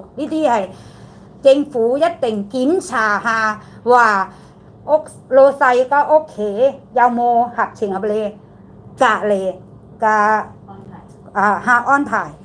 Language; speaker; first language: Cantonese; non-native, learner; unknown